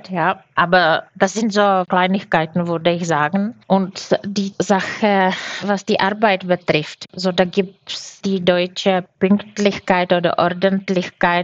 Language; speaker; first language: German; non-native, fluent; Czech